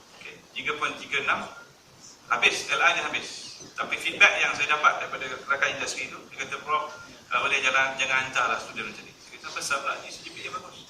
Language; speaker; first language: Malay; native; Malay